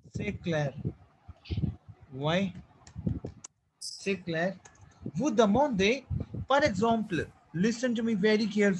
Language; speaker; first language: French; non-native, fluent; Hindi